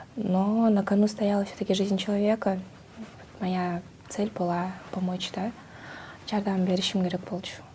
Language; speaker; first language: Russian; non-native, local second language; Kyrgyz